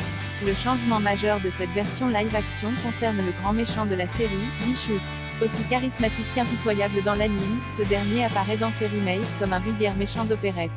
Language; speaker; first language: French; native; French